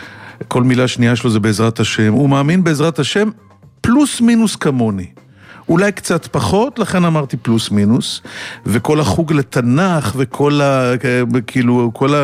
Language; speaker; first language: Hebrew; native; Hebrew